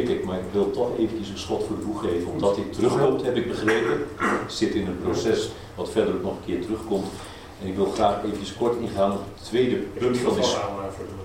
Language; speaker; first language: Dutch; native; Dutch